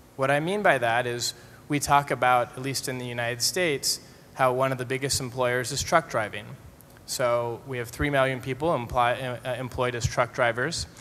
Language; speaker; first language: English; native; English